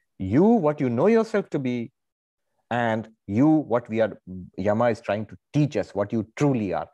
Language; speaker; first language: English; non-native, local second language; Bangla